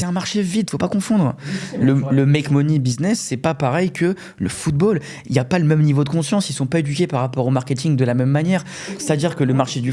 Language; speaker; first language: French; native; French